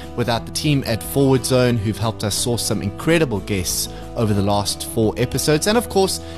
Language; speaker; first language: English; native; English